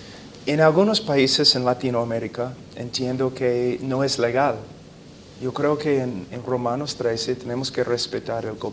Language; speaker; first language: Spanish; non-native, fluent; English